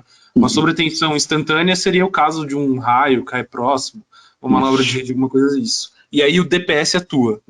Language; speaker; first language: Portuguese; native; Portuguese